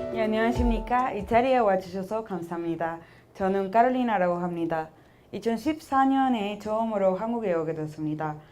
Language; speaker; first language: Korean; non-native, fluent; Spanish